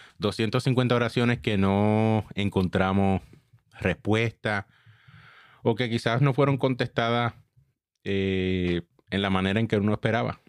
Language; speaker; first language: Spanish; early bilingual, heritage; Spanish